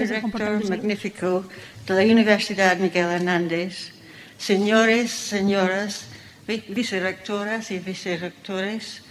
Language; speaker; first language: Spanish; non-native, fluent; English